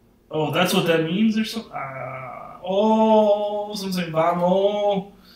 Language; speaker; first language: English; native; English